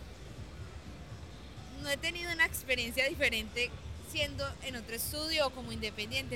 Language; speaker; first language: English; non-native, learner; Spanish